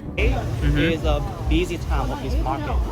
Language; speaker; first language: English; non-native, learner; Vietnamese